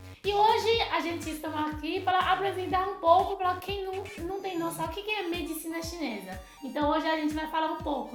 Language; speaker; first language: Portuguese; non-native, fluent; Chinese